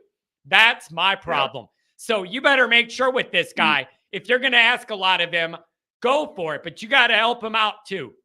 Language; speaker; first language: English; native; English